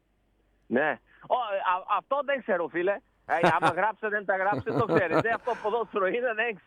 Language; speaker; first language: Greek; non-native, learner; Dutch